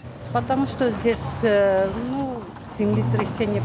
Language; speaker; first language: Russian; non-native, local second language; Armenian